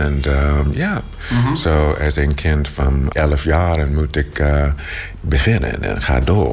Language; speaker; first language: Dutch; non-native, learner; English